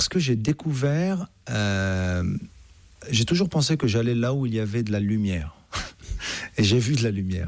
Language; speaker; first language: French; native; French